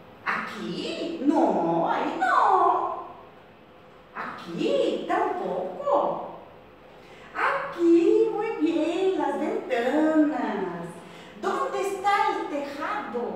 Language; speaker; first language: Portuguese; non-native, fluent; Spanish